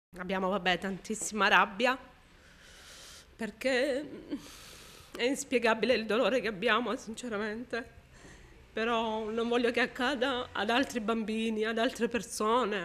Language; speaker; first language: Italian; native; Italian